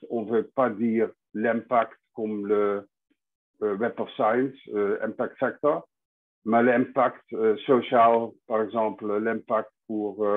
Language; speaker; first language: French; non-native, fluent; Dutch